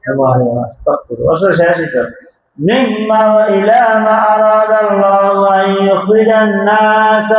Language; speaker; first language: Arabic; non-native, learner; Bangla